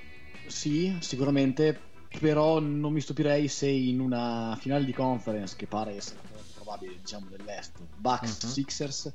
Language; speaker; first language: Italian; native; Italian